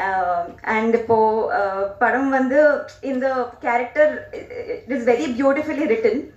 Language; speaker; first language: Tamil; non-native, learner; Telugu